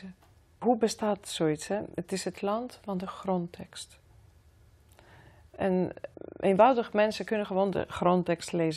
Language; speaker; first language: Dutch; non-native, fluent; Greek